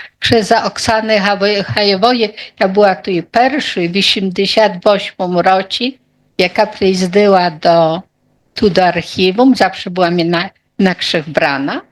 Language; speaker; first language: Polish; non-native, local second language; Ukrainian